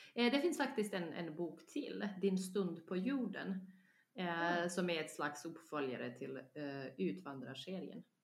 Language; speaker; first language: Swedish; non-native, fluent; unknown